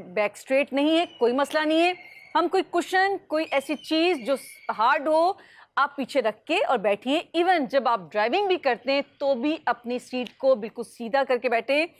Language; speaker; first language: Urdu; native; Urdu